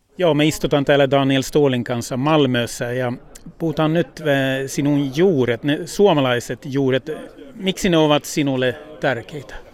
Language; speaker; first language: Finnish; early bilingual, heritage; Finnish